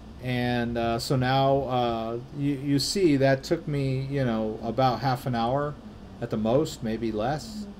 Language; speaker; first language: English; native; English